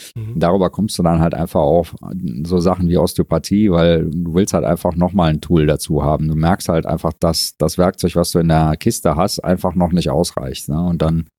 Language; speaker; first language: German; native; German